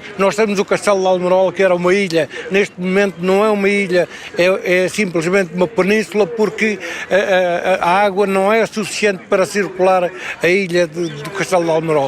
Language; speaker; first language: Portuguese; native; Portuguese